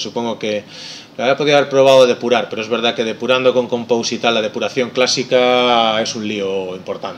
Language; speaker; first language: Spanish; non-native, local second language; Galician